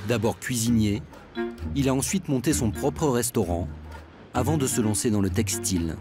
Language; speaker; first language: French; native; French